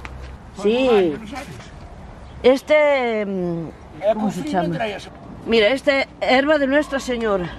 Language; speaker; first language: Spanish; non-native, local second language; Galician